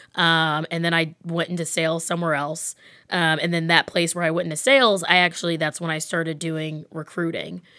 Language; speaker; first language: English; native; English